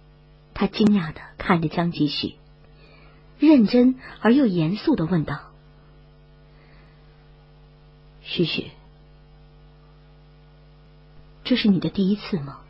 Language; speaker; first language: Chinese; native; Chinese